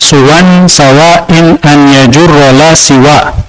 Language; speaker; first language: Arabic; non-native, fluent; Indonesian